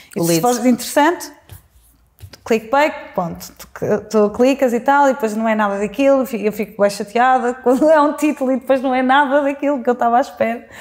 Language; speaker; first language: Portuguese; native; Portuguese